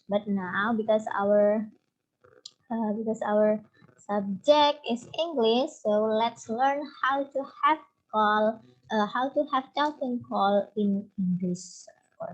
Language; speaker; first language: English; non-native, fluent; Indonesian